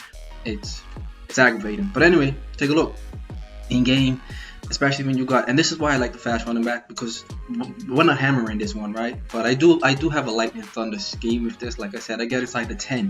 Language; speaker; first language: English; native; English